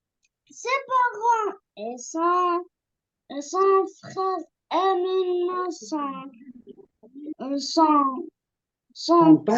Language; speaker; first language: French; non-native, learner; Arabic